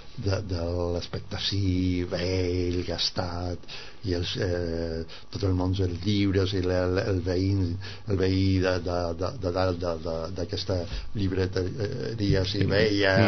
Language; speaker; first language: Catalan; non-native, fluent; Spanish